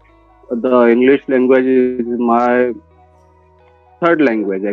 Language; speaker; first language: English; non-native, learner; Hindi